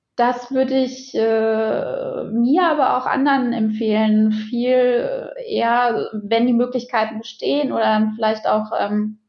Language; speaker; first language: German; native; German